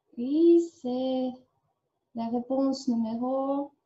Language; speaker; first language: French; non-native, learner; Ukrainian